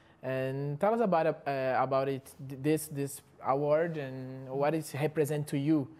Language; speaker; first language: English; non-native, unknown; Portuguese